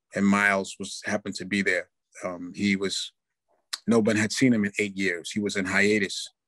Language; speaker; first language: English; native; English